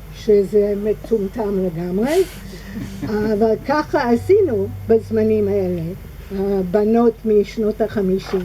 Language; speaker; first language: Hebrew; non-native, fluent; English